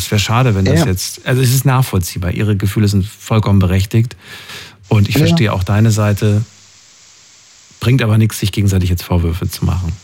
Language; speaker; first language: German; native; German